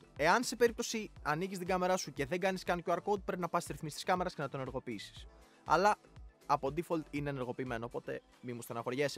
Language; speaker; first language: Greek; native; Greek